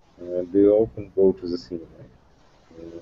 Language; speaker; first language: English; non-native, learner; Russian